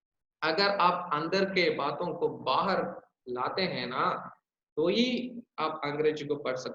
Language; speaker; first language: Hindi; non-native, local second language; Tamil